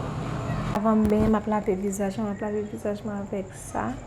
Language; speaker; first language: French; non-native, learner; Haitian Creole